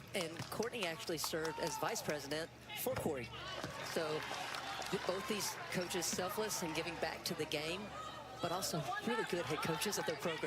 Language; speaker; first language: English; native; English